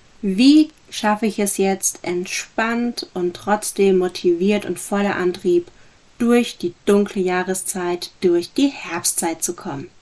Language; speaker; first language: German; native; German